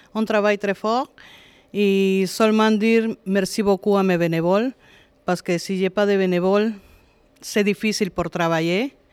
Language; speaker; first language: French; non-native, fluent; Spanish